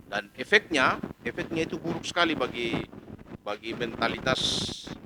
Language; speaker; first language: Indonesian; native; Indonesian